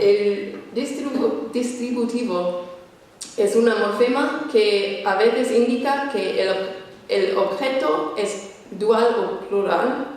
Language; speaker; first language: Spanish; non-native, fluent; English